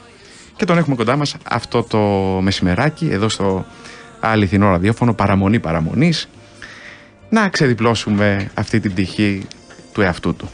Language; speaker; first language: Greek; native; Greek